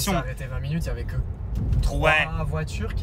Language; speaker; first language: French; native; French